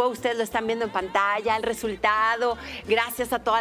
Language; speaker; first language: Spanish; native; Spanish